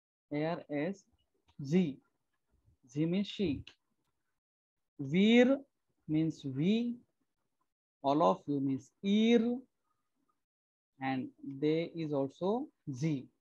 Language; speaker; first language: English; non-native, local second language; Marathi